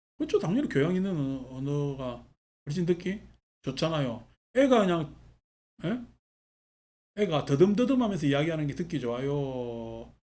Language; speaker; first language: Korean; native; Korean